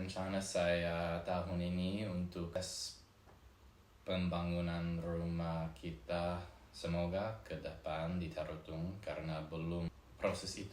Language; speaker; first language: Indonesian; non-native, fluent; English